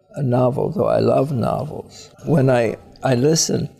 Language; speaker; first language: English; early bilingual, other home language; Polish